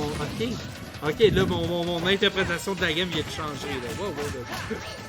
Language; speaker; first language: French; native; French